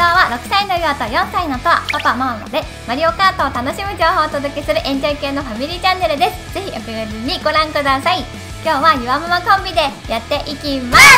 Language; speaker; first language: Japanese; native; Japanese